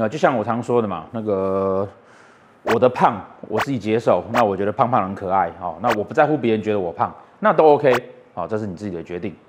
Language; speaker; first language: Chinese; native; Chinese